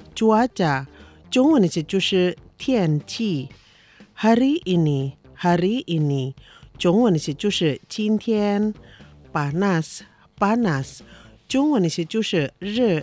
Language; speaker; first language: Chinese; non-native, fluent; Indonesian